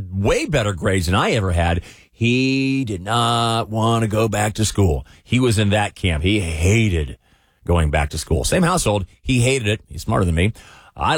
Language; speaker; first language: English; native; English